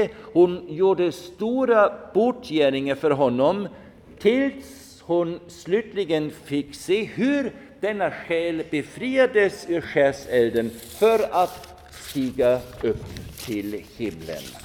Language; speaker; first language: Swedish; non-native, fluent; German